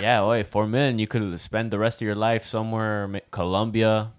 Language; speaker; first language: English; early bilingual, other home language; Spanish